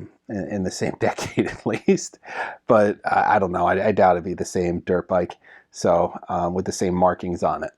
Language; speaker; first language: English; native; English